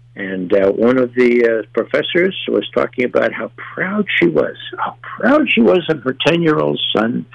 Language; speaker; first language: English; native; English